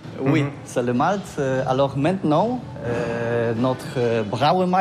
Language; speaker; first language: French; non-native, learner; Polish